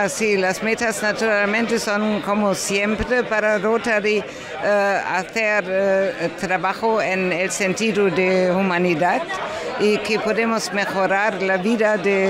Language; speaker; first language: Spanish; non-native, learner; German